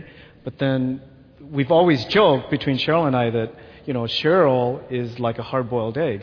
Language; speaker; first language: English; native; English